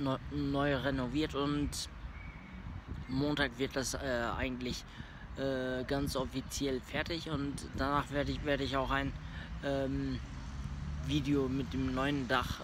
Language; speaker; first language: German; early bilingual, other home language; Turkish